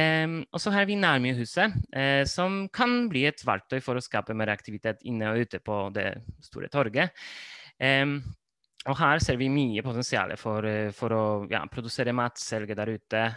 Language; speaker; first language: Norwegian; non-native, fluent; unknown